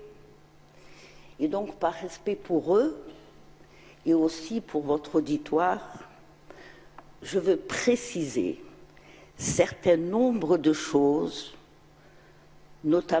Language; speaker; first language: French; non-native, local second language; Arabic